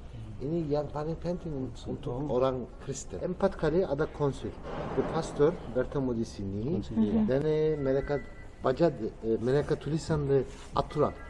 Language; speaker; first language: Indonesian; non-native, learner; Turkish